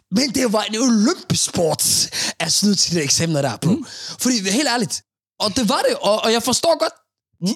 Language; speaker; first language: Danish; early bilingual, other home language; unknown